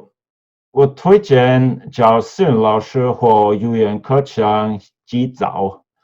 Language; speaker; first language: Chinese; non-native, learner; Norwegian